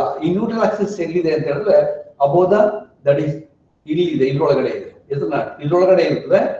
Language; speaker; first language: English; non-native, local second language; Kannada